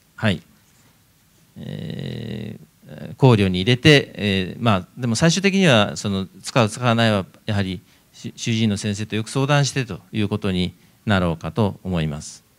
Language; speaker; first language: Japanese; native; Japanese